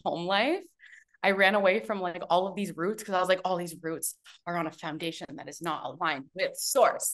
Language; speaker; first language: English; native; English